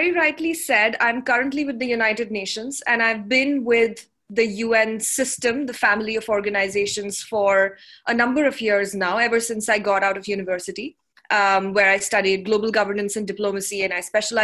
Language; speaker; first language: English; non-native, local second language; Hindi